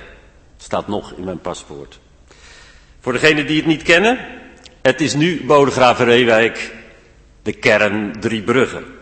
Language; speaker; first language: Dutch; native; Dutch